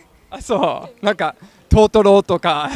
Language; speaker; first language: Japanese; non-native, learner; English